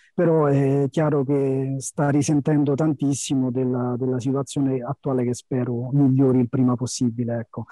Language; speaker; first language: Italian; native; Italian